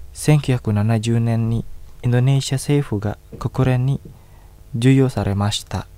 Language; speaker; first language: Japanese; non-native, fluent; Indonesian